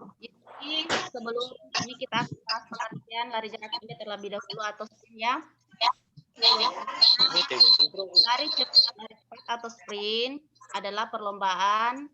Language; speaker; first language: Indonesian; non-native, local second language; Buginese